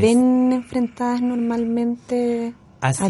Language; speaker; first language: Spanish; native; Spanish